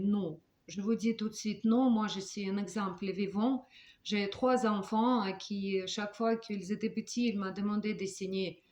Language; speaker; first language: French; non-native, fluent; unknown